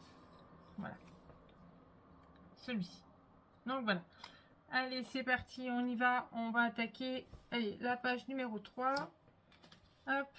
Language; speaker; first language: French; native; French